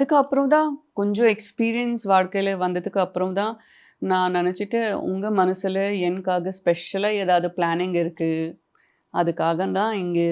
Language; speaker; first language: Tamil; non-native, fluent; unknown